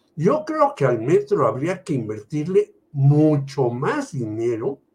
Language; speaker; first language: Spanish; native; Spanish